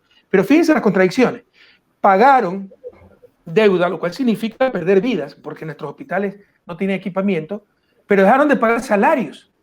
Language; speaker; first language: Spanish; native; Spanish